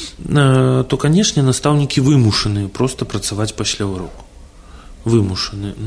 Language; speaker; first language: Belarusian; non-native, local second language; Russian